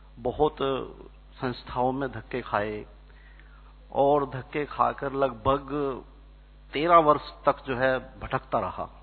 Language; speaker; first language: Hindi; native; Hindi